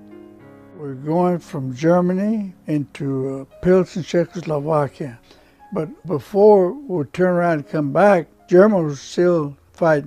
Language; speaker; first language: English; non-native, local second language; Spanish